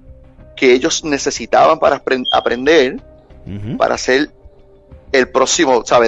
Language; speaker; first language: Spanish; native; Spanish